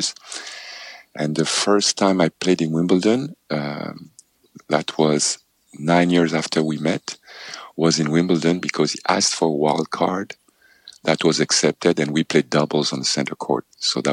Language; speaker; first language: English; non-native, local second language; French